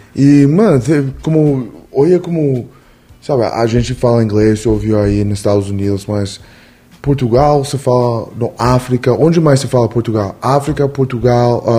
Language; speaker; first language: Portuguese; non-native, learner; English